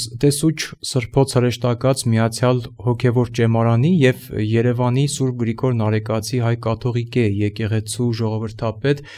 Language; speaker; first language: Armenian; native; Armenian